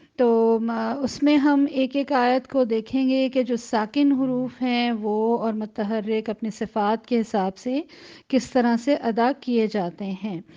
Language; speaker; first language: Urdu; native; Urdu